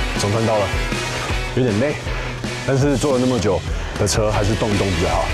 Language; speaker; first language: Chinese; native; Chinese